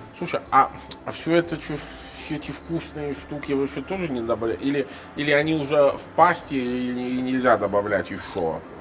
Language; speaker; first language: Russian; non-native, fluent; Italian